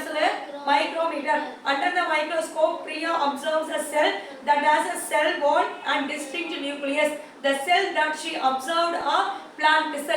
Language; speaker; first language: English; non-native, local second language; Tamil